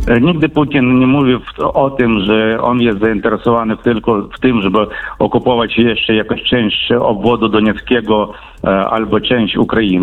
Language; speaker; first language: Polish; non-native, fluent; Ukrainian